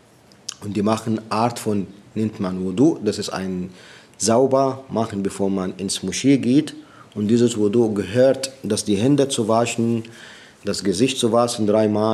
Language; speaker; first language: German; non-native, fluent; Arabic